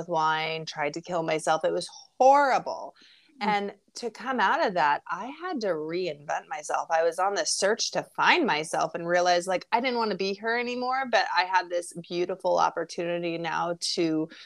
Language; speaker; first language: English; native; English